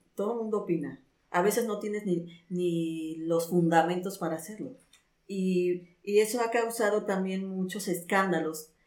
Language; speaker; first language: Spanish; native; Spanish